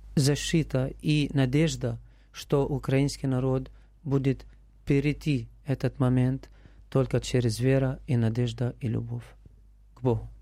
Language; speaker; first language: Russian; non-native, learner; Arabic